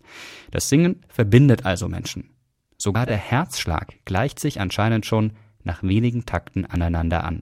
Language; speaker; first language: German; native; German